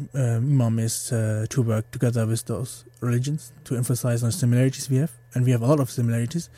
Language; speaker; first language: English; non-native, fluent; German